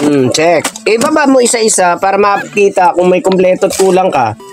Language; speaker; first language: Filipino; native; Filipino